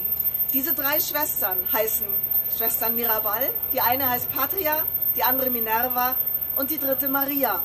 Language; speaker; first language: German; native; German